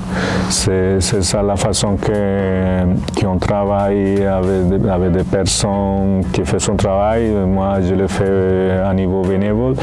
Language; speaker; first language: French; non-native, fluent; Spanish